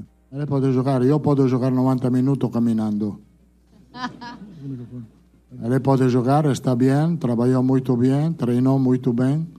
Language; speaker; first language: Portuguese; non-native, fluent; Italian